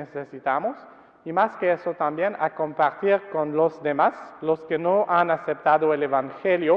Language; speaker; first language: Spanish; non-native, fluent; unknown